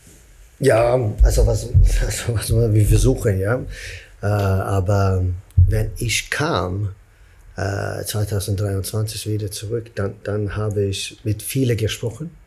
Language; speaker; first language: German; non-native, fluent; Swedish